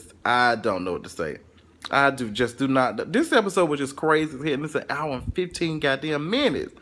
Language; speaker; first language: English; native; English